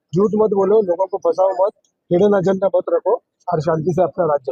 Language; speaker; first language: Hindi; non-native, local second language; Marathi